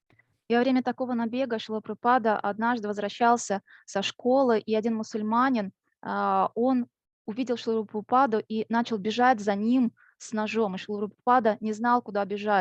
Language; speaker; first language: Russian; native; Russian